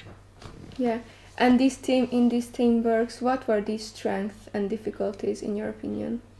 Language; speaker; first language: English; non-native, fluent; Hungarian